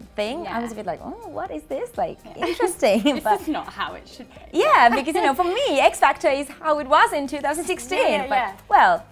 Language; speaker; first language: English; non-native, fluent; Finnish